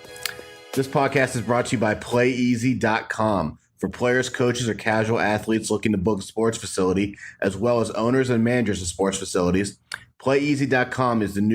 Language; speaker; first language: English; native; English